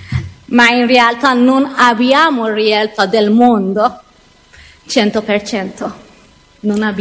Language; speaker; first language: Italian; non-native, learner; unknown